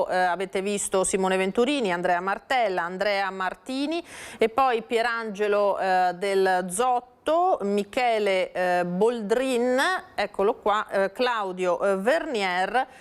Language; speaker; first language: Italian; native; Italian